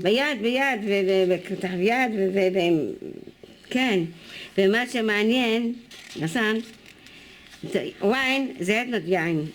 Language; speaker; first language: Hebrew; non-native, fluent; Dutch